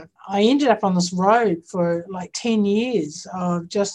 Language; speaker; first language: English; native; English